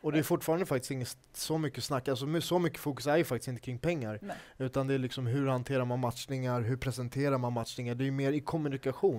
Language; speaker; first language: Swedish; native; Swedish